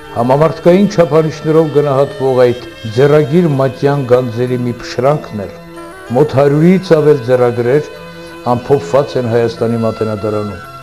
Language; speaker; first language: Armenian; non-native, local second language; Assyrian Neo-Aramaic